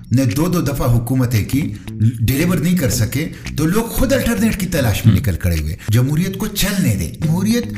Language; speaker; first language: Urdu; non-native, local second language; Pashto